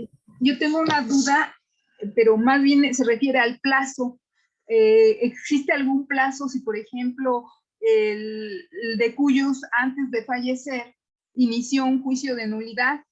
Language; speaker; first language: Spanish; native; Spanish